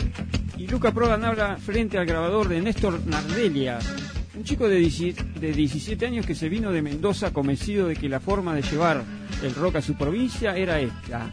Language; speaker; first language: Spanish; native; Spanish